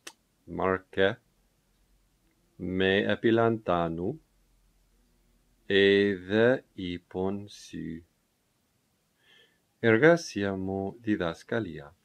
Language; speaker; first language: Greek; non-native, learner; English